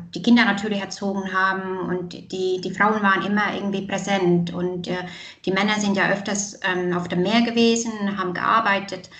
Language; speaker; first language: German; non-native, fluent; Estonian